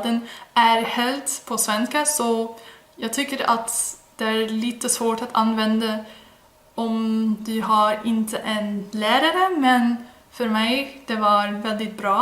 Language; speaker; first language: Swedish; non-native, learner; Dutch